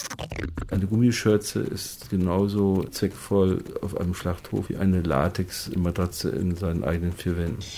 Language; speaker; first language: German; native; German